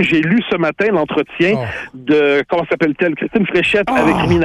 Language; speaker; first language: French; native; French